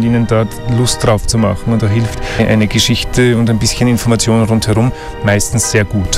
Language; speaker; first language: German; native; German